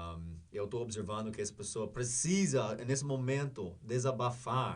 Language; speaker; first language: Portuguese; non-native, learner; English